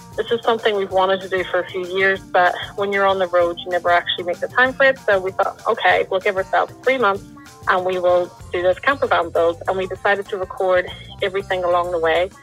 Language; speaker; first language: English; native; English